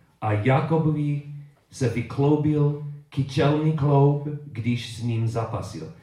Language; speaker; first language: Czech; non-native, learner; English